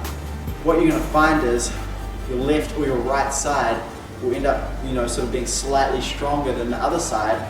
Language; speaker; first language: English; native; English